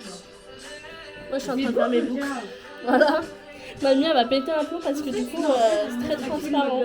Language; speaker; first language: French; native; French